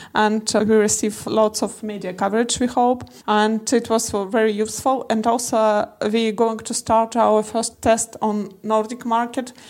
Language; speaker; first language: English; non-native, learner; Russian